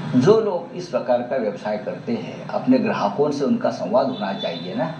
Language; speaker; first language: Hindi; non-native, local second language; Marathi